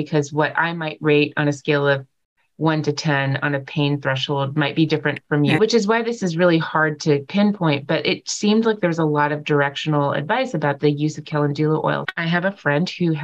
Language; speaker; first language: English; native; English